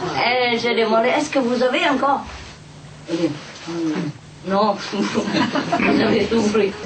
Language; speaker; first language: French; non-native, learner; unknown